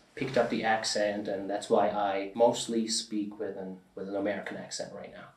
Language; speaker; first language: English; non-native, fluent; Turkish